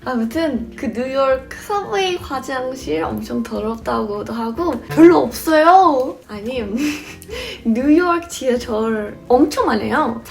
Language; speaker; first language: Korean; non-native, fluent; English